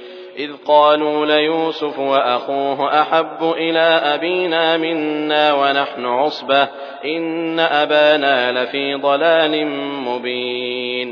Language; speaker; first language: Arabic; native; Arabic